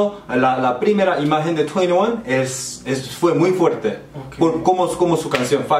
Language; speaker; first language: Spanish; non-native, fluent; Korean